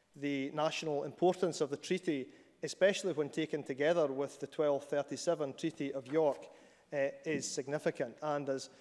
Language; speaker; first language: English; native; English